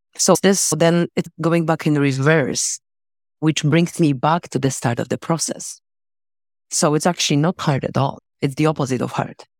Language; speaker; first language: English; non-native, fluent; Polish